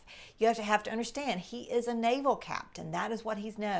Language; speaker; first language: English; native; English